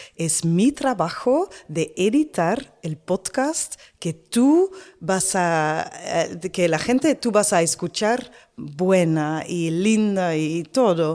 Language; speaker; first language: Spanish; non-native, learner; Dutch